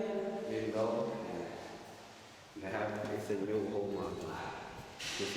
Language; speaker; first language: English; non-native, learner; Khmer